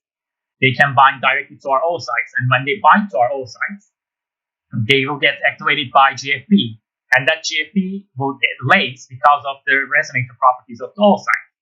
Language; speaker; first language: English; non-native, fluent; Turkish